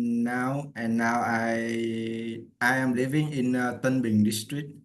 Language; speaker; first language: English; non-native, learner; Vietnamese